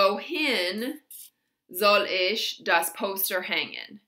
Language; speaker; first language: German; non-native, fluent; English